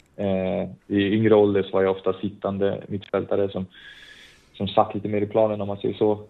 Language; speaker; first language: Swedish; native; Swedish